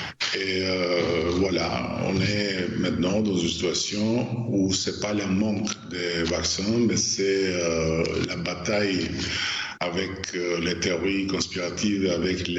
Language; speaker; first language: French; non-native, fluent; Albanian